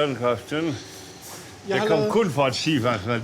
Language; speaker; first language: Danish; non-native, fluent; French